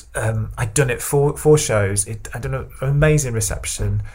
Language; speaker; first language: English; native; English